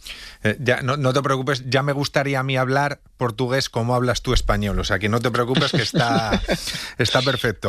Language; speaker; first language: Spanish; native; Spanish